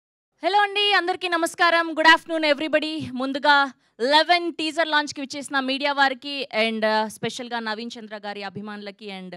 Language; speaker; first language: Telugu; native; Telugu